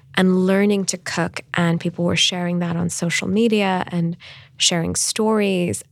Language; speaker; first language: English; non-native, local second language; Urdu